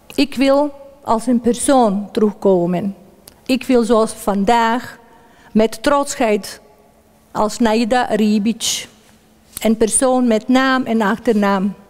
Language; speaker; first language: Dutch; non-native, fluent; Bosnian